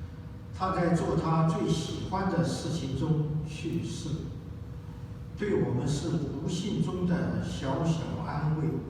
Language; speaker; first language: Chinese; native; Chinese